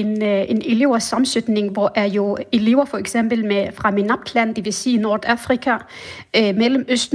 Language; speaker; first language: Danish; non-native, fluent; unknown